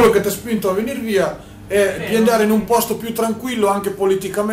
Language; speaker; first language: Italian; native; Italian